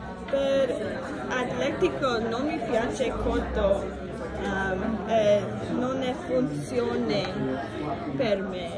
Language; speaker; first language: Italian; non-native, learner; English